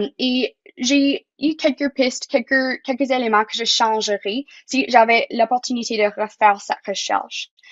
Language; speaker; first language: French; non-native, local second language; English